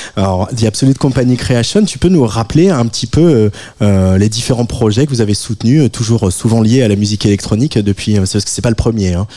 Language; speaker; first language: French; native; French